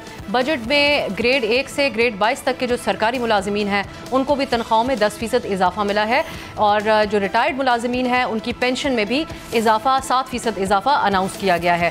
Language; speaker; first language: Urdu; native; Urdu